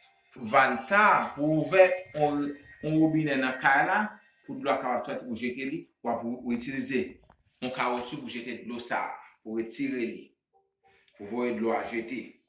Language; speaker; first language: French; non-native, local second language; Haitian Creole